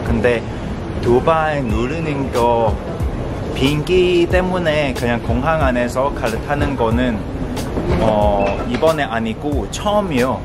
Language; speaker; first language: Korean; non-native, learner; Cantonese